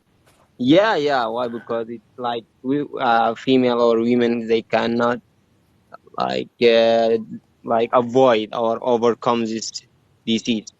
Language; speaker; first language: English; non-native, learner; Arabic